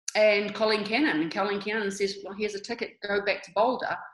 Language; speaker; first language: English; native; English